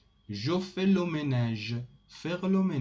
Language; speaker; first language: French; non-native, fluent; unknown